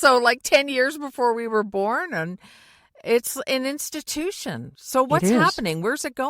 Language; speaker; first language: English; native; English